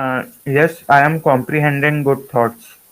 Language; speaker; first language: English; non-native, learner; Hindi